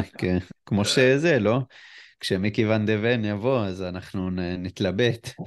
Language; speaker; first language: Hebrew; native; Hebrew